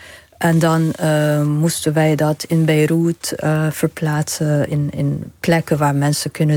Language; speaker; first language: Dutch; non-native, fluent; Arabic